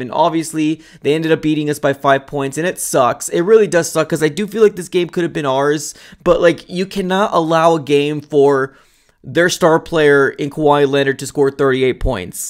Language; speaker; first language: English; native; English